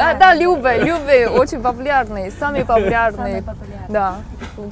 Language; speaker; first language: Russian; non-native, learner; Chinese